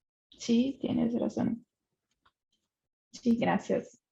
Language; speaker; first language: Spanish; non-native, fluent; Portuguese